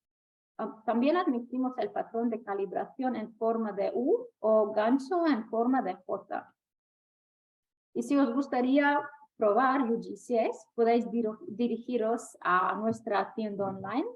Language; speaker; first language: Spanish; non-native, fluent; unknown